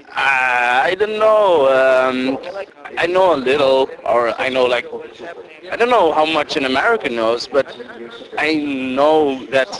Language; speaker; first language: English; non-native, fluent; Dutch